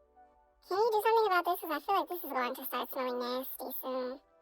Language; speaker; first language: English; native; English